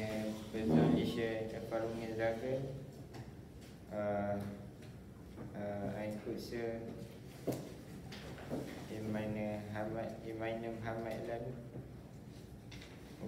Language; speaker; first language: German; non-native, learner; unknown